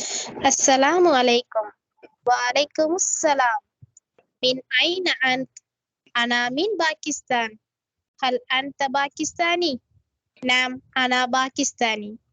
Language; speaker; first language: Arabic; non-native, learner; Tamil